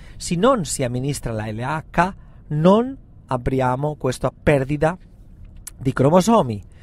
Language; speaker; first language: Italian; non-native, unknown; Spanish